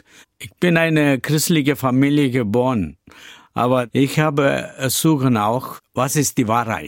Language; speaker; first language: German; non-native, learner; Tamil